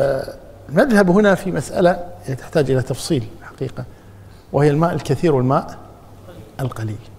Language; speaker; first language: Arabic; native; Arabic